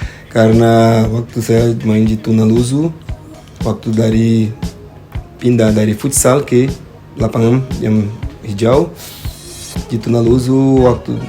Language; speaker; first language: Indonesian; non-native, fluent; Portuguese